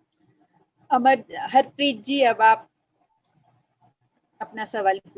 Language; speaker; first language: Hindi; native; Hindi